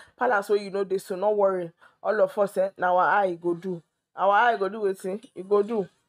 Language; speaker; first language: Nigerian Pidgin; native; Nigerian Pidgin